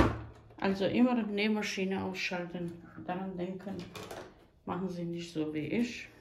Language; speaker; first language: German; non-native, fluent; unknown